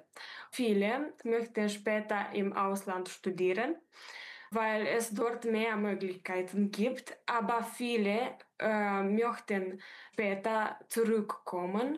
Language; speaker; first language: German; non-native, learner; Romanian